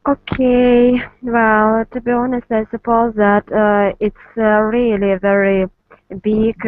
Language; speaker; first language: English; non-native, learner; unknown